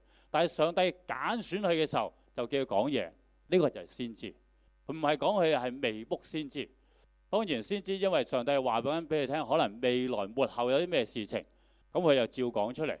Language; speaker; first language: Chinese; non-native, local second language; Cantonese